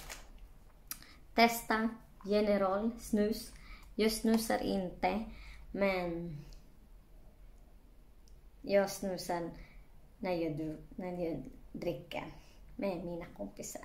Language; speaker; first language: Swedish; non-native, learner; Filipino